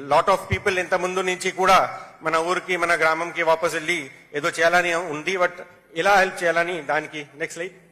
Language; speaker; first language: Telugu; non-native, local second language; Hindi